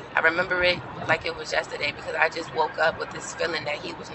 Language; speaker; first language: English; native; English